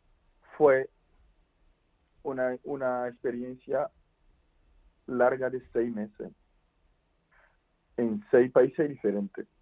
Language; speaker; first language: Spanish; non-native, fluent; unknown